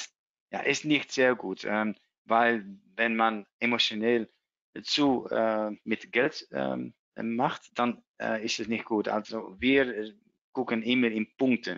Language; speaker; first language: German; non-native, learner; Dutch